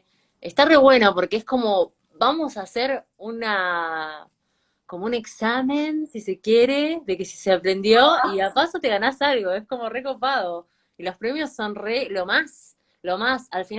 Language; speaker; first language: Spanish; native; Spanish